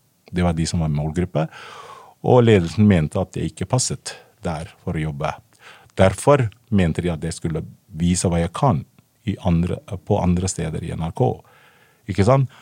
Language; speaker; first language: Norwegian; non-native, fluent; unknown